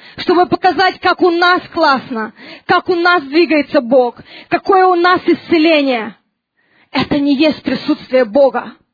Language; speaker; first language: Russian; early bilingual, heritage; Russian